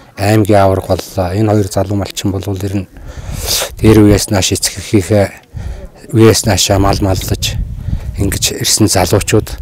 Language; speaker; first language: Mongolian; native; Mongolian